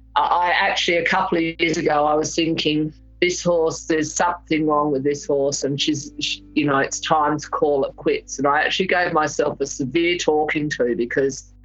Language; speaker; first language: English; native; English